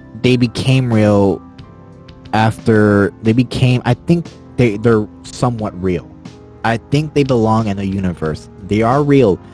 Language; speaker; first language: English; native; English